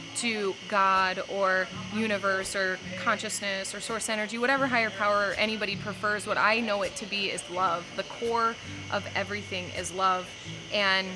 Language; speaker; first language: English; native; English